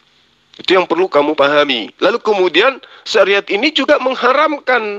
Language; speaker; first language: Indonesian; native; Indonesian